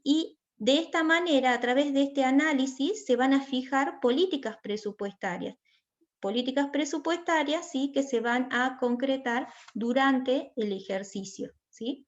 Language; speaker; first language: Spanish; native; Spanish